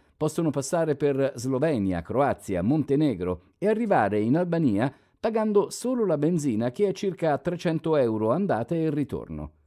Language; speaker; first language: Italian; non-native, fluent; Albanian